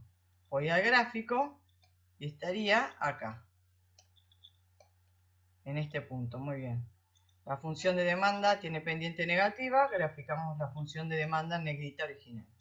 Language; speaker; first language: Spanish; native; Spanish